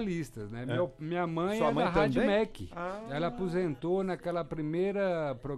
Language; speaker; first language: Portuguese; native; Portuguese